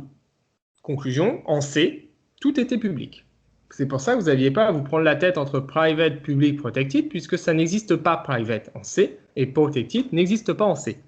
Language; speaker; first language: French; native; French